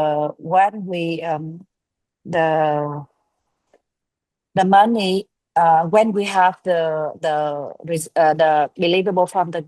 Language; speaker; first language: English; non-native, learner; Vietnamese